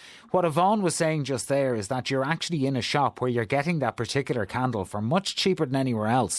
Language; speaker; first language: English; native; English